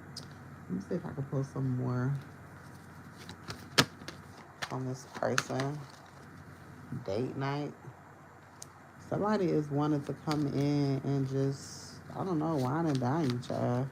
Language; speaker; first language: English; native; English